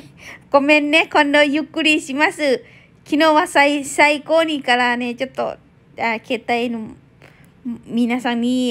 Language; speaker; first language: Japanese; non-native, learner; Thai